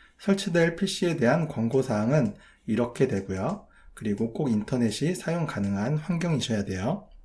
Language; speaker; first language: Korean; native; Korean